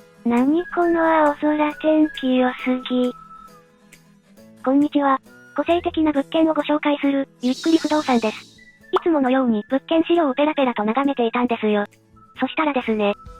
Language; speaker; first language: Japanese; native; Japanese